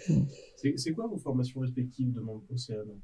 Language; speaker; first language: French; native; French